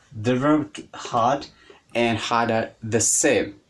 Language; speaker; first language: English; non-native, local second language; Amharic